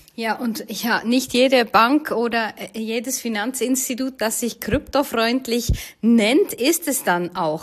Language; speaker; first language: German; native; German